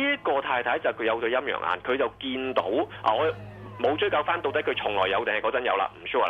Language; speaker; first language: Cantonese; native; Cantonese